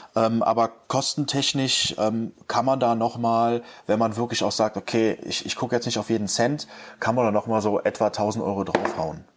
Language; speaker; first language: German; native; German